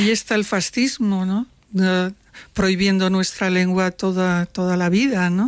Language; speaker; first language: Spanish; non-native, local second language; Catalan